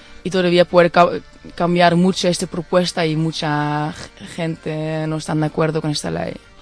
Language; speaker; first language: Spanish; non-native, fluent; Dutch